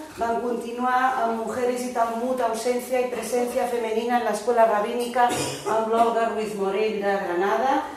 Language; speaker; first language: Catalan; native; Catalan